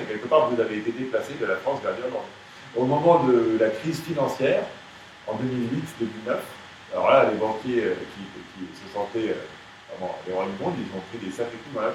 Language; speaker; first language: French; native; French